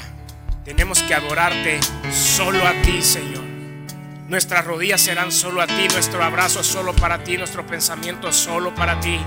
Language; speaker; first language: Spanish; native; Spanish